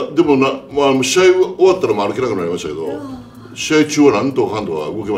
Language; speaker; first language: Japanese; native; Japanese